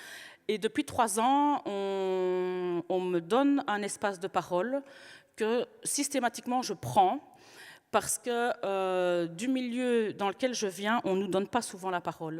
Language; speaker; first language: French; native; French